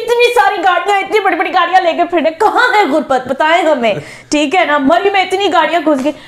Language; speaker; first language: Urdu; native; Urdu